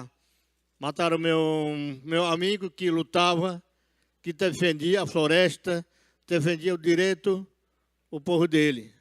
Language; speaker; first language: Portuguese; non-native, local second language; Yanomámi